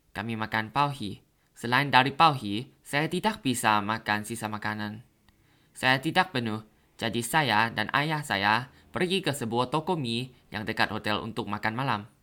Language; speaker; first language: Indonesian; non-native, learner; Thai